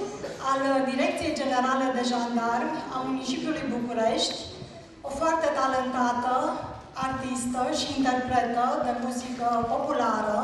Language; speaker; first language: Romanian; native; Romanian